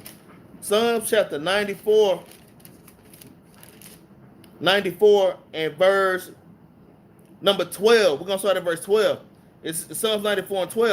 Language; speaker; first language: English; native; English